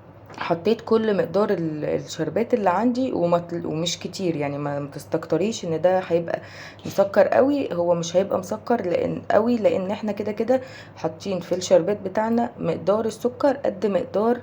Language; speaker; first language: Arabic; native; Arabic